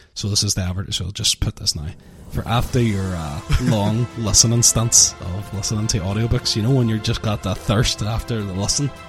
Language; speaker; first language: English; native; English